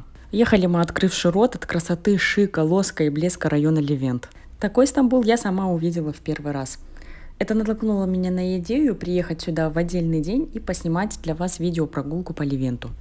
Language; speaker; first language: Russian; native; Russian